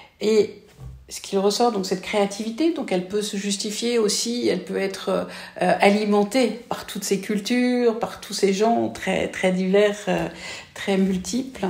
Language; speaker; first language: French; native; French